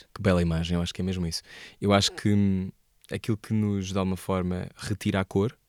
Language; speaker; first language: Portuguese; native; Portuguese